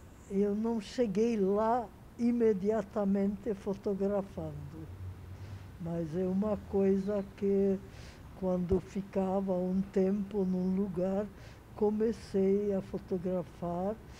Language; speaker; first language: Portuguese; non-native, fluent; Hungarian